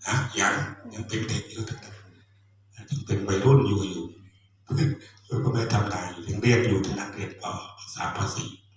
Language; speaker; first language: Thai; non-native, local second language; Khmer